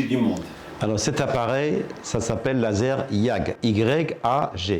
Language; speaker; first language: French; non-native, fluent; Persian